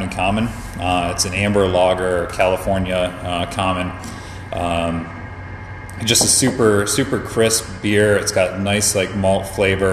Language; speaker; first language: English; native; English